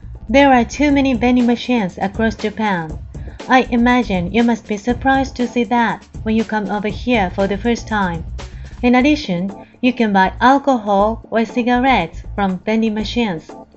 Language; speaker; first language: English; non-native, fluent; Japanese